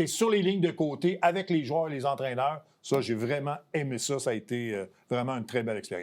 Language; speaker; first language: French; native; French